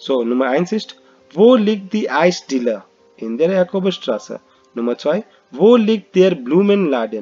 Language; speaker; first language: German; non-native, fluent; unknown